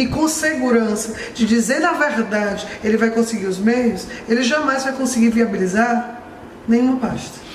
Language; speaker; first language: Portuguese; native; Portuguese